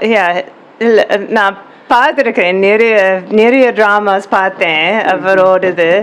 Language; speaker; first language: Tamil; non-native, learner; English